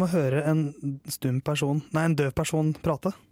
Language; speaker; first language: Norwegian; native; Norwegian